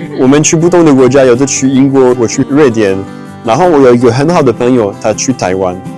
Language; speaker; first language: Chinese; non-native, fluent; French